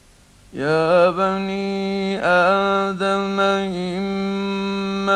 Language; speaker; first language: Arabic; native; Arabic